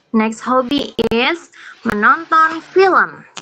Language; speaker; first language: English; non-native, fluent; Indonesian